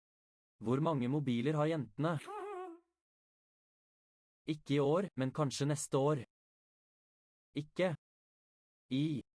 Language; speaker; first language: Norwegian; non-native, learner; English